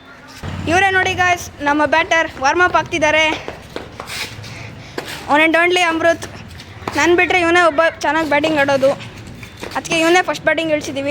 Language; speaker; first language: Kannada; native; Kannada